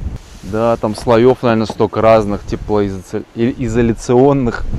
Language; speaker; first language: Russian; native; Russian